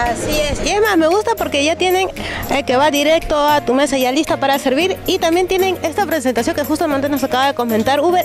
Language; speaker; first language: Spanish; native; Spanish